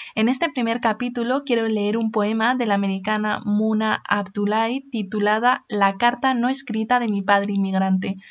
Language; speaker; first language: Spanish; early bilingual, other home language; Chinese